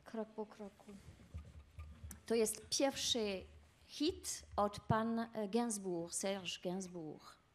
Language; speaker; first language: Polish; non-native, learner; French